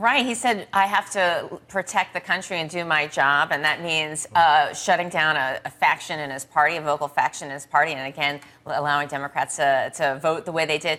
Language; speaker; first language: English; native; English